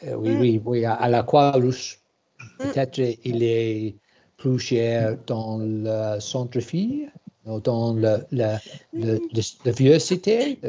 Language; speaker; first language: French; non-native, learner; English